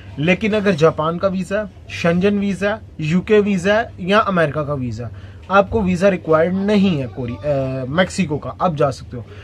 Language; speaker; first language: Urdu; non-native, local second language; Punjabi